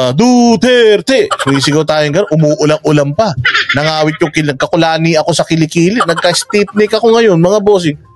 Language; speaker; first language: Filipino; non-native, local second language; Iloko